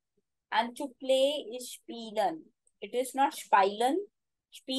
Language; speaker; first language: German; non-native, fluent; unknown